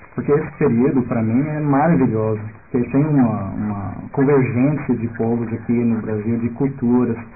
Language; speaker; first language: Portuguese; non-native, fluent; English